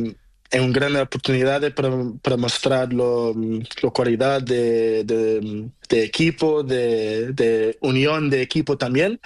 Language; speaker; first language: Spanish; non-native, learner; Portuguese